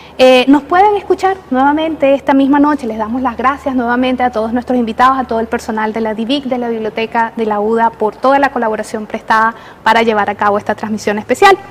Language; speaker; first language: Spanish; native; Spanish